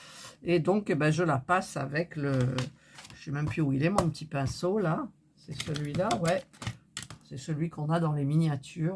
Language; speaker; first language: French; native; French